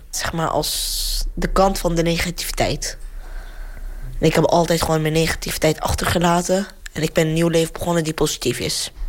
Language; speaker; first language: Dutch; early bilingual, other home language; Arabic